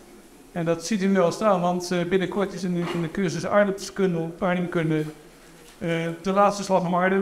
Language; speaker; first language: Dutch; native; Dutch